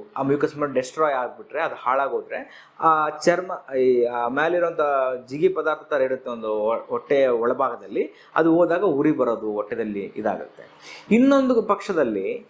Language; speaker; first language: Kannada; native; Kannada